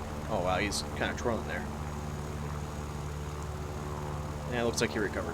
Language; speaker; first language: English; native; English